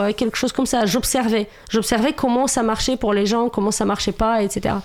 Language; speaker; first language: French; non-native, fluent; Romanian